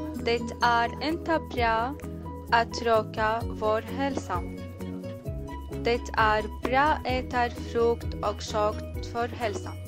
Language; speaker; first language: Swedish; non-native, learner; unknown